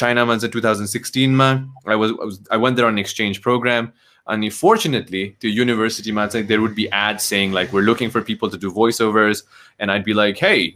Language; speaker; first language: English; non-native, local second language; Nepali